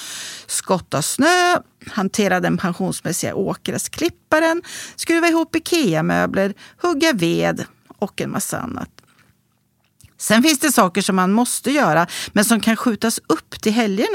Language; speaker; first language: Swedish; native; Swedish